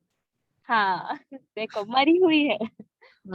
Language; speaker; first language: Hindi; native; Hindi